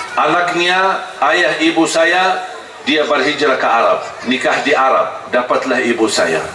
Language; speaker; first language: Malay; non-native, fluent; Arabic